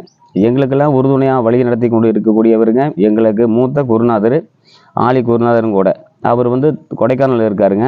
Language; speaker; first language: Tamil; native; Tamil